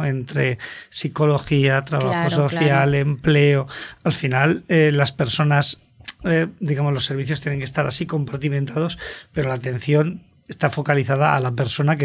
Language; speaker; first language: Spanish; native; Spanish